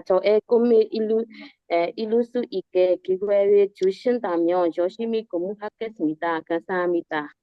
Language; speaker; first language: Korean; non-native, learner; Burmese